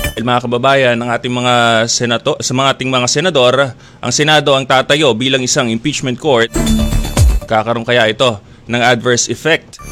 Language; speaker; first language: Filipino; native; Filipino